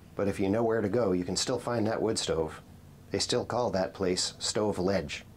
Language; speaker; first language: English; native; English